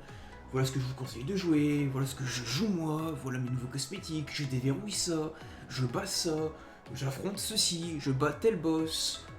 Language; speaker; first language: French; native; French